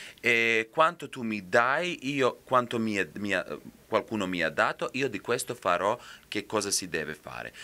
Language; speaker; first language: Italian; non-native, fluent; Serbian